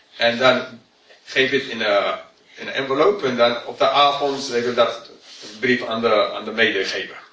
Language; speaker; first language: Dutch; non-native, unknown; English